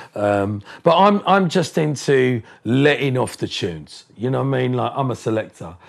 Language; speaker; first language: English; native; English